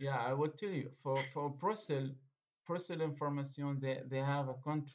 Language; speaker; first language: English; non-native, fluent; Arabic